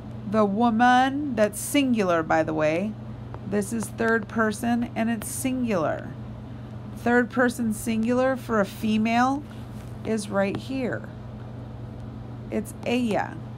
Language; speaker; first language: English; native; English